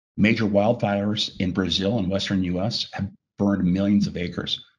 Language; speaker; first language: English; native; English